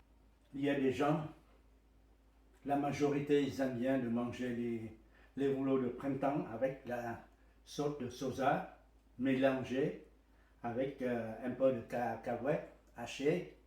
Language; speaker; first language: French; non-native, learner; Vietnamese